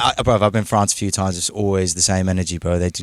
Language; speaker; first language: English; native; English